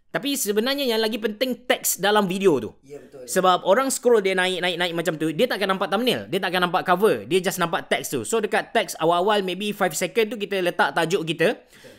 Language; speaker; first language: Malay; native; Malay